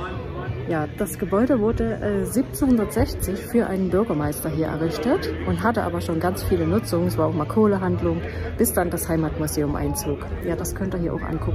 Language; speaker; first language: German; native; German